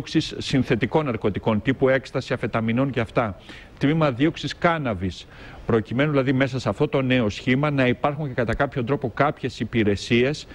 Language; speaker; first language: Greek; native; Greek